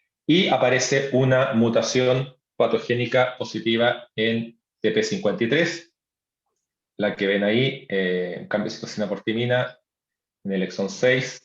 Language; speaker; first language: Spanish; native; Spanish